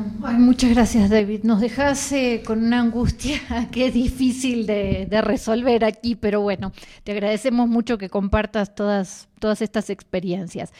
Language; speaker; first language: Spanish; native; Spanish